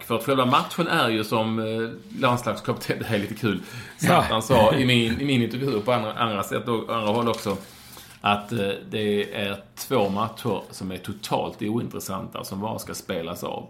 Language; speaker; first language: Swedish; native; Swedish